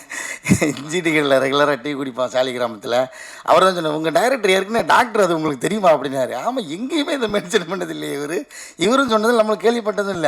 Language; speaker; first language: Tamil; native; Tamil